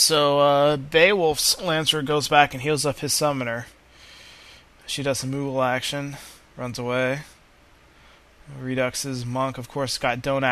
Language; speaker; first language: English; native; English